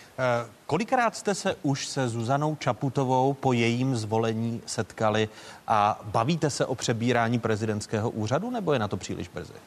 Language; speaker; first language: Czech; native; Czech